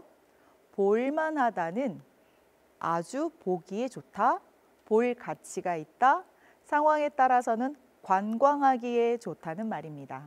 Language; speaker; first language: Korean; native; Korean